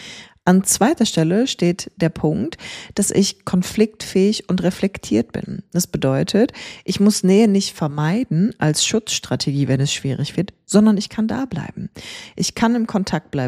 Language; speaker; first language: German; native; German